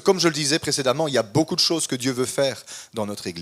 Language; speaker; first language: French; native; French